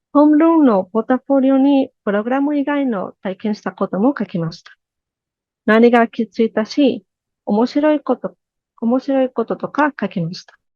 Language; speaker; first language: Japanese; non-native, learner; Spanish